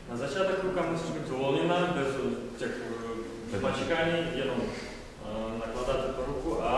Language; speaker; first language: Russian; native; Russian